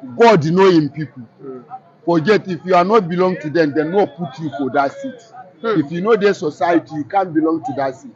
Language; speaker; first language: Nigerian Pidgin; non-native, local second language; Hausa